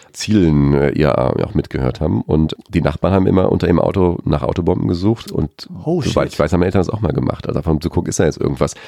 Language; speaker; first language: German; native; German